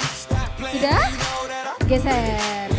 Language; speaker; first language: Indonesian; native; Indonesian